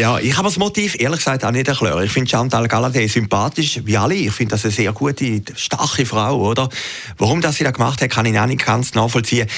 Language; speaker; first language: German; native; German